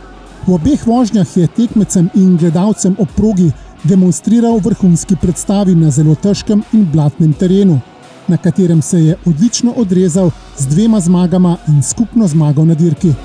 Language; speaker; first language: Slovenian; native; Slovenian